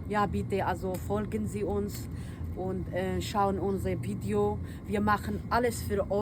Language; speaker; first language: German; non-native, learner; Kurdish